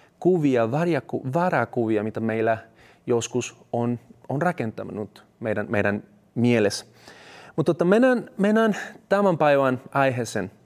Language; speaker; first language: Finnish; non-native, fluent; Spanish